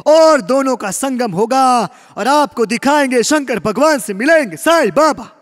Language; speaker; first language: Hindi; non-native, local second language; Gujarati